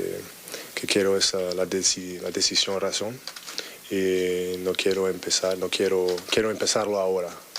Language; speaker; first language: Spanish; non-native, learner; English